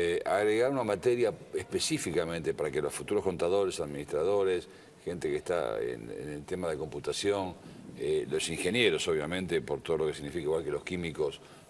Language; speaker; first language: Spanish; native; Spanish